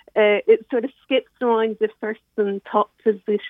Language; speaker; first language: English; native; English